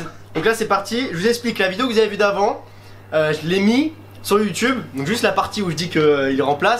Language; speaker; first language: French; native; French